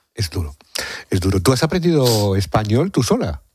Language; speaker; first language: Spanish; native; Spanish